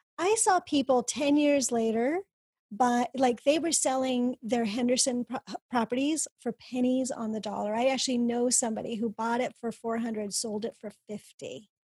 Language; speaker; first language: English; early bilingual, other home language; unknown